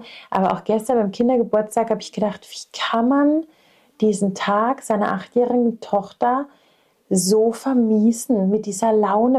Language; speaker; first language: German; native; German